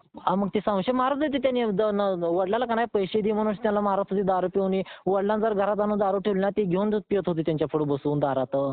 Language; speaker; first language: Marathi; native; Marathi